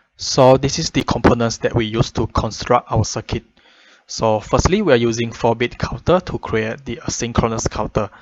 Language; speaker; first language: English; non-native, fluent; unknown